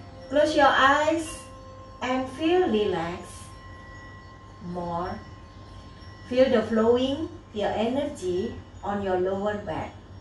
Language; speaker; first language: English; non-native, learner; Indonesian